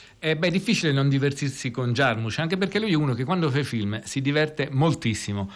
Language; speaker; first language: Italian; native; Italian